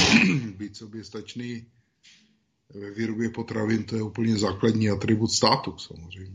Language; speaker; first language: Czech; native; Czech